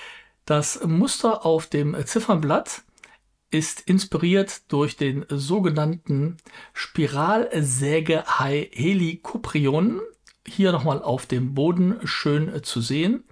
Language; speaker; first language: German; native; German